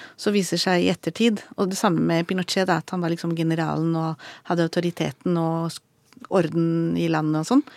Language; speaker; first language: Norwegian; non-native, fluent; Spanish